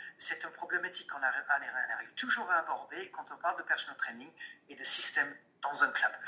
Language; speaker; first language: French; non-native, fluent; English